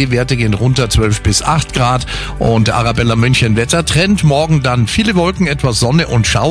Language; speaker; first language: German; native; German